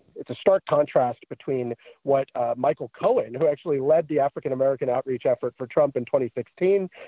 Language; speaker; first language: English; native; English